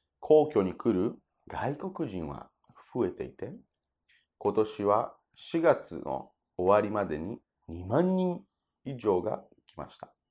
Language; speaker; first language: Japanese; non-native, fluent; Portuguese